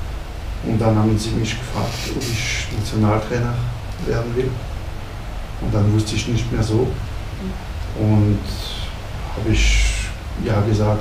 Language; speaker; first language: German; non-native, fluent; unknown